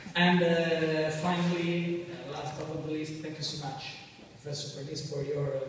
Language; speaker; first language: English; non-native, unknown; Italian